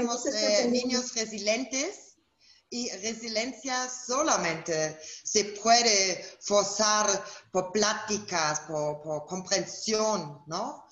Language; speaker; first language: Spanish; non-native, fluent; German